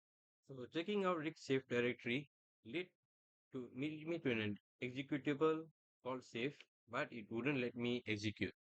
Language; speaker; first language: English; non-native, local second language; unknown